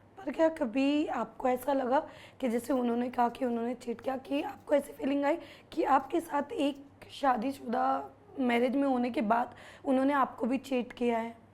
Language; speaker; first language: Hindi; native; Hindi